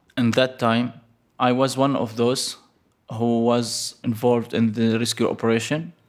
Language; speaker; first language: English; non-native, fluent; Arabic